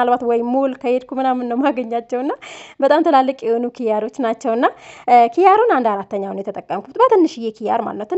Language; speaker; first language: Amharic; native; Amharic